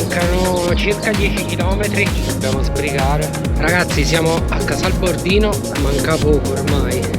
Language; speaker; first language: Italian; native; Italian